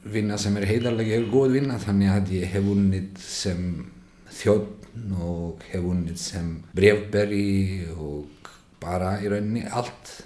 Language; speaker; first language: Icelandic; non-native, fluent; Bosnian